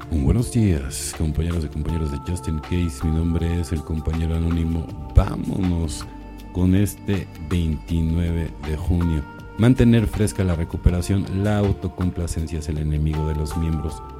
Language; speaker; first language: Spanish; native; Spanish